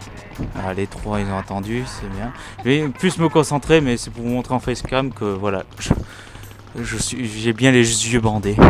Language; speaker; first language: French; native; French